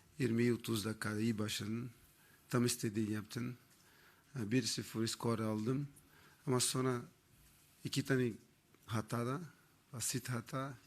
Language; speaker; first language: Turkish; non-native, learner; Portuguese